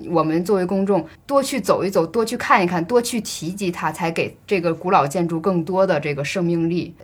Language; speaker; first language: Chinese; native; Chinese